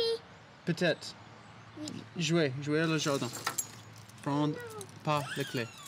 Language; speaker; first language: French; non-native, learner; English